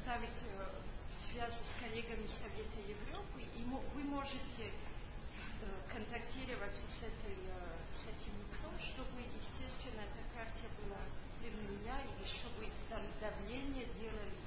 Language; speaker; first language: Russian; non-native, fluent; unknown